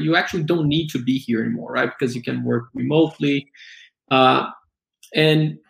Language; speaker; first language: English; non-native, fluent; Portuguese